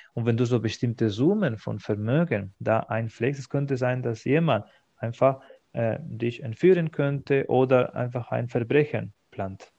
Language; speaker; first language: German; non-native, fluent; Spanish